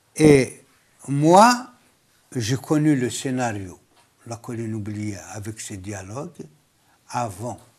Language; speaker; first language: French; non-native, local second language; Kabyle